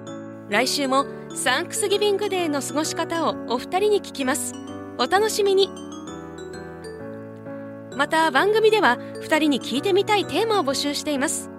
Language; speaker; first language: Japanese; native; Japanese